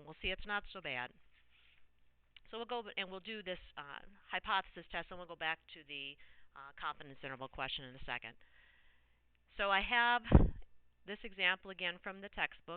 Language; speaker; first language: English; native; English